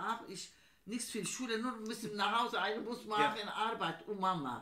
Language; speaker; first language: German; non-native, learner; Turkish